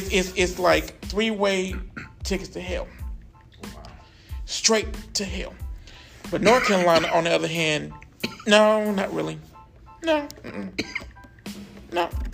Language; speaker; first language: English; native; English